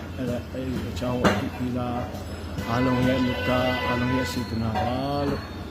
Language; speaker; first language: Burmese; non-native, local second language; Tedim Chin